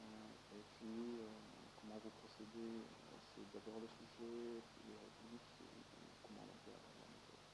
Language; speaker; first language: French; non-native, fluent; Ukrainian